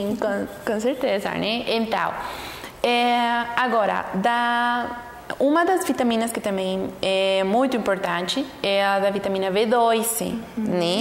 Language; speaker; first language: Portuguese; non-native, learner; Spanish